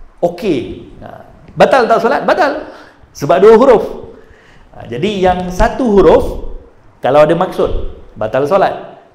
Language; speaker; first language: Malay; native; Malay